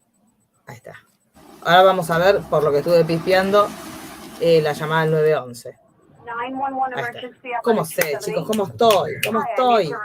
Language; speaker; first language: Spanish; native; Spanish